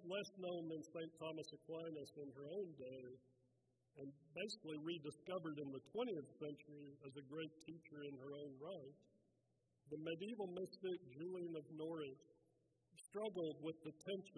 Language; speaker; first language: English; native; English